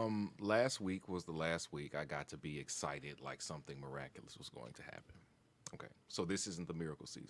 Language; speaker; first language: English; native; English